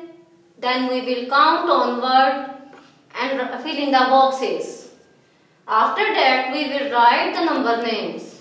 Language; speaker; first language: English; non-native, local second language; Urdu